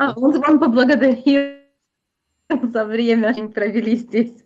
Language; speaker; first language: Russian; native; Russian